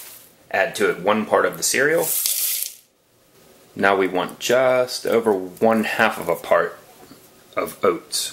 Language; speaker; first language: English; native; English